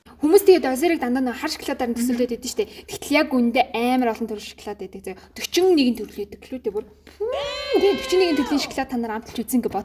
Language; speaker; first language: Mongolian; native; Mongolian